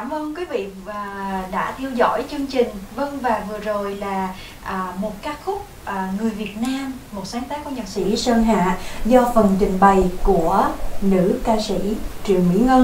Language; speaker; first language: Vietnamese; native; Vietnamese